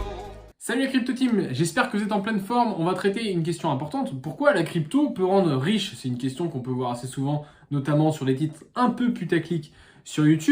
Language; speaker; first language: French; native; French